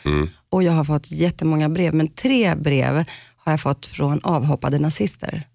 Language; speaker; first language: Swedish; early bilingual, other home language; Greek